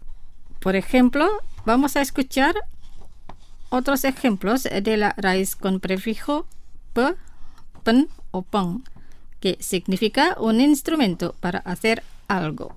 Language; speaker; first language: Spanish; non-native, fluent; Indonesian